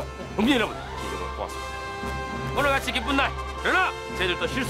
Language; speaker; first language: Korean; native; Korean